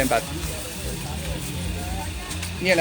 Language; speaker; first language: Thai; non-native, learner; French